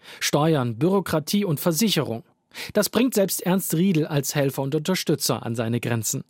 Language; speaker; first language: German; native; German